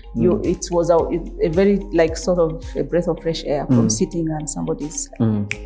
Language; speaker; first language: English; non-native, local second language; Nyankole